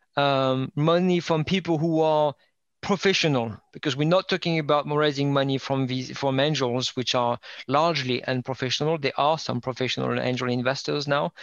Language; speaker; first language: English; non-native, fluent; French